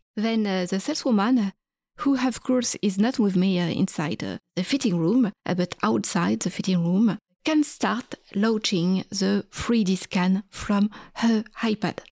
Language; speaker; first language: English; non-native, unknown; French